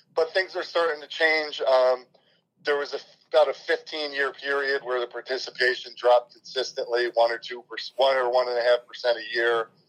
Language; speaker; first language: English; native; English